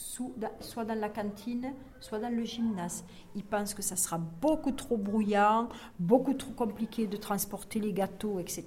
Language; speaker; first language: French; native; French